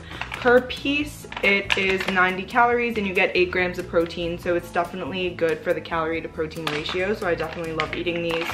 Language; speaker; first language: English; native; English